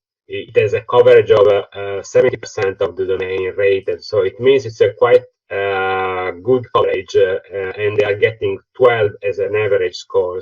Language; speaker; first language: English; non-native, fluent; Italian